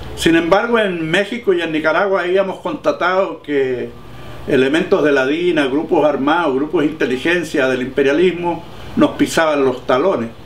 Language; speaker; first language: Spanish; native; Spanish